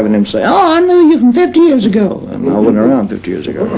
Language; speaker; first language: English; native; English